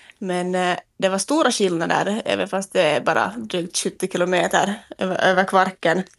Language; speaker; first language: Swedish; native; Swedish